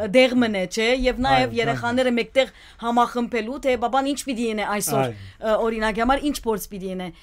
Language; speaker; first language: Armenian; early bilingual, heritage; Armenian